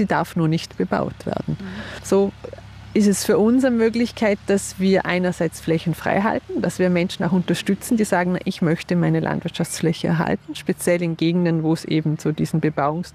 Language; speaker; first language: German; native; German